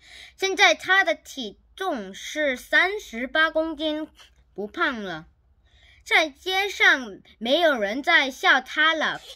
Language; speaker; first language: Chinese; non-native, learner; Korean